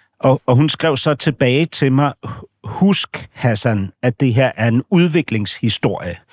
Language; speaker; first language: Danish; native; Danish